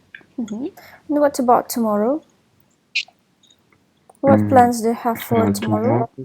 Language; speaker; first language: English; non-native, fluent; Russian